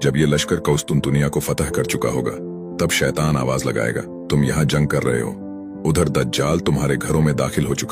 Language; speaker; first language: Hindi; native; Hindi